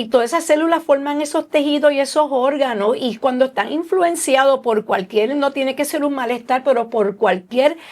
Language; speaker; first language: Spanish; native; Spanish